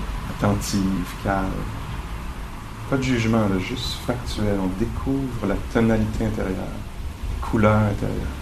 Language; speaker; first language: French; native; French